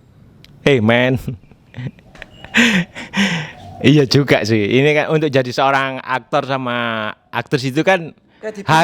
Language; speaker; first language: Indonesian; native; Indonesian